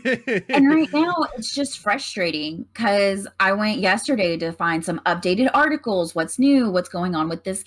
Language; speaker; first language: English; native; English